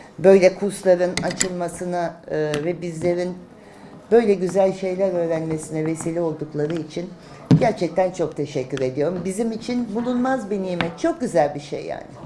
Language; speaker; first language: Turkish; native; Turkish